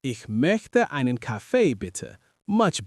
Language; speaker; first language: German; non-native, learner; English